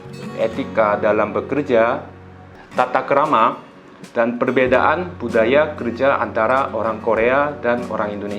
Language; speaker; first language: Indonesian; non-native, fluent; Korean